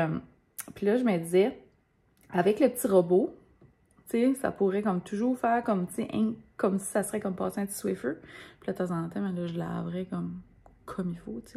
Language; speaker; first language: French; native; French